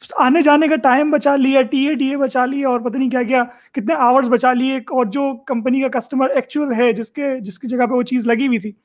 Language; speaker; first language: Urdu; native; Urdu